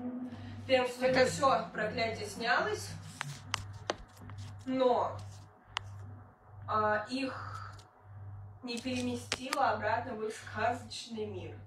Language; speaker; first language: Russian; native; Russian